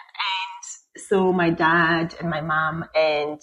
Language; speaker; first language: English; non-native, local second language; Luo (Kenya and Tanzania)